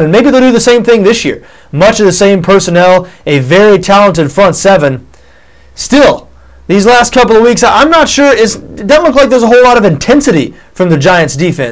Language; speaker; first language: English; native; English